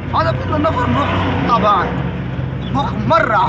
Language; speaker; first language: Arabic; non-native, learner; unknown